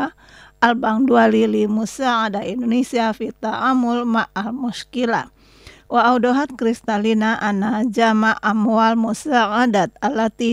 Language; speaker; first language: Arabic; non-native, fluent; Indonesian